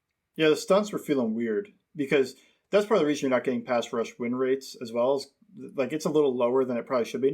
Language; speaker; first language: English; native; English